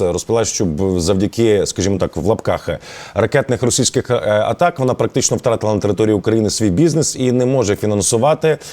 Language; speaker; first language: Ukrainian; native; Ukrainian